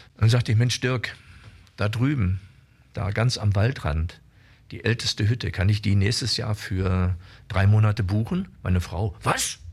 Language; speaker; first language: German; native; German